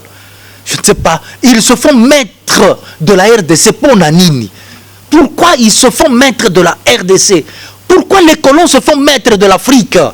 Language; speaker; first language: French; non-native, local second language; Lingala